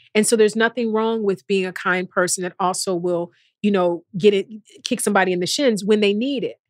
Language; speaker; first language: English; native; English